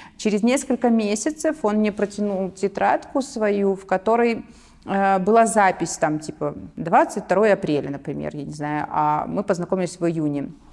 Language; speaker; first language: Russian; native; Russian